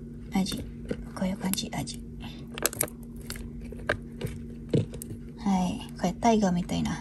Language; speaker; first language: Japanese; non-native, learner; Filipino